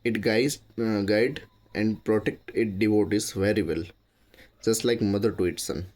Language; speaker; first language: English; non-native, local second language; Gujarati